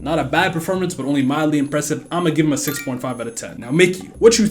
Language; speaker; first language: English; native; English